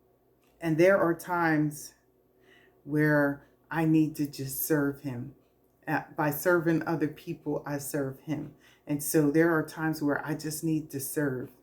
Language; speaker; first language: English; native; English